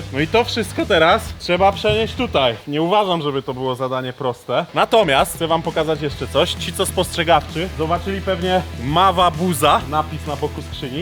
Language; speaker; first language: Polish; native; Polish